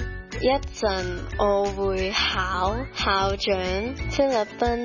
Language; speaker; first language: Cantonese; early bilingual, other home language; Filipino